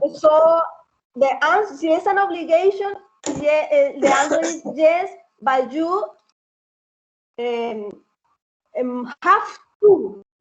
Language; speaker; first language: English; non-native, learner; Spanish